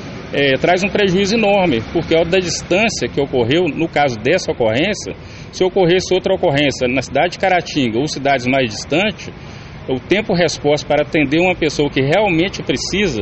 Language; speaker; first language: Portuguese; native; Portuguese